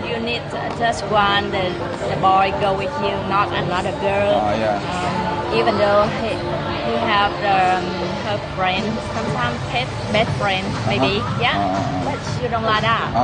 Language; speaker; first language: English; non-native, learner; Vietnamese